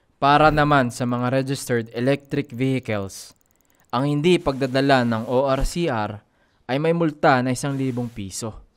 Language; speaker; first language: Filipino; native; Filipino